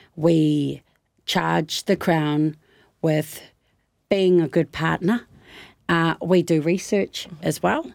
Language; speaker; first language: English; native; English